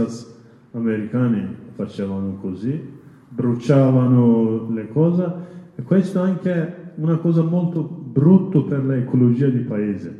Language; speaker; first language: Italian; non-native, learner; Kurdish